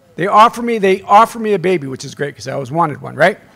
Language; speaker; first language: English; native; English